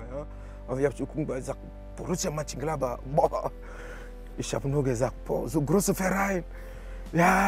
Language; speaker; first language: German; non-native, learner; French